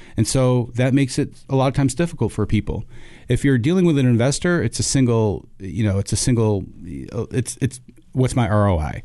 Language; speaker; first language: English; native; English